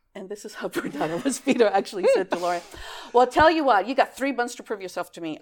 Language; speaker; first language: English; early bilingual, other home language; Greek